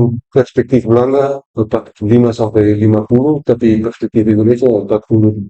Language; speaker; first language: Indonesian; non-native, fluent; Dutch